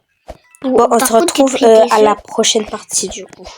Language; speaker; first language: French; native; French